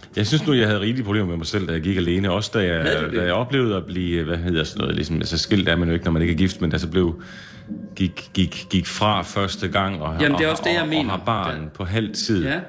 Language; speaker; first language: Danish; native; Danish